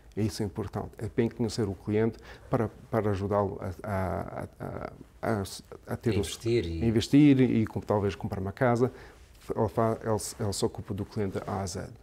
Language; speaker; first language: Portuguese; early bilingual, heritage; English